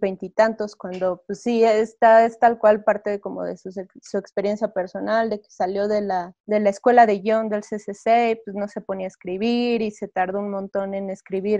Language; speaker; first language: Spanish; native; Spanish